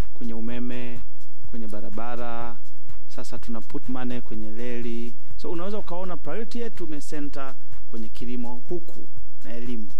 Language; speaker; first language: Swahili; native; Swahili